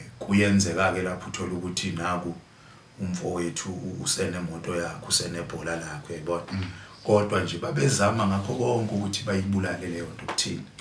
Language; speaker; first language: Zulu; native; Zulu